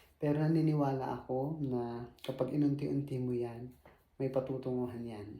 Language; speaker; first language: Filipino; native; Filipino